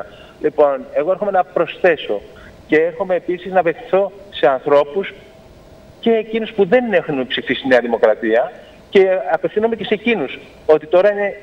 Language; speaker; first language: Greek; native; Greek